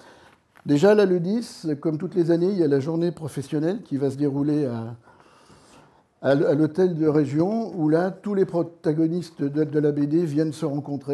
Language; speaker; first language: French; native; French